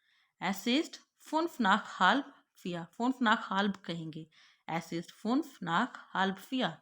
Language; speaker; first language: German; non-native, fluent; Urdu